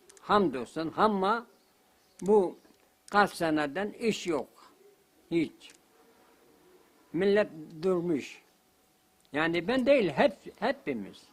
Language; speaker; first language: Turkish; non-native, local second language; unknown